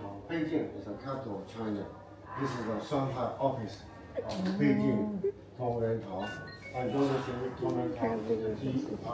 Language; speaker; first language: English; non-native, fluent; Chinese